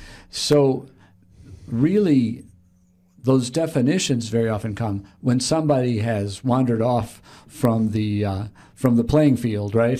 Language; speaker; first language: English; native; English